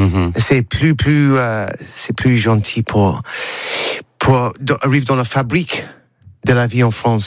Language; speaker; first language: French; non-native, learner; English